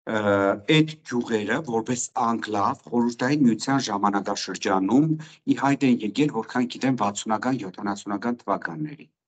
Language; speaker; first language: Armenian; native; Armenian